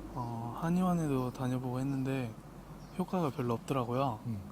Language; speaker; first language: Korean; native; Korean